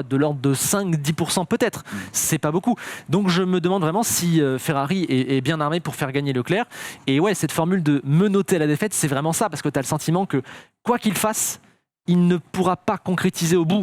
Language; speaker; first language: French; native; French